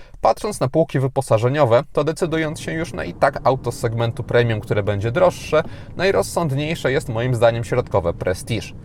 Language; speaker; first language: Polish; native; Polish